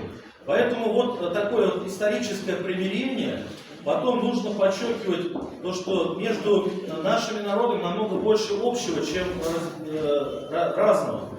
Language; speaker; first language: Russian; native; Russian